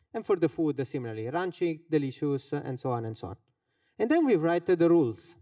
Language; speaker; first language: English; non-native, fluent; Finnish